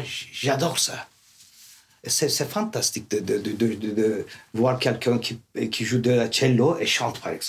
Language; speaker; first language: French; non-native, fluent; Turkish